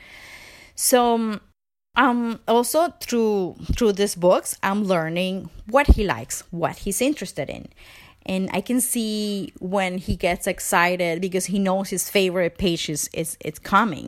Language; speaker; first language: English; non-native, fluent; Spanish